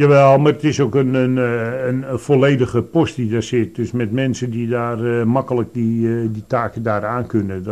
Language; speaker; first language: Dutch; native; Dutch